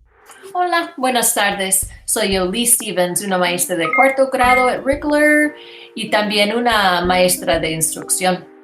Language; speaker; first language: Spanish; non-native, fluent; English